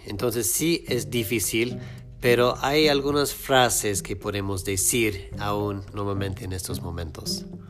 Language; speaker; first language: Spanish; non-native, fluent; English